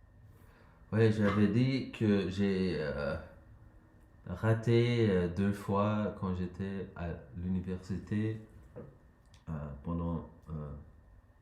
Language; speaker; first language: French; non-native, learner; Dutch